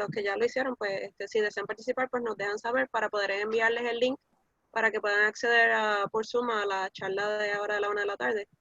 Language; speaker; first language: Spanish; native; Spanish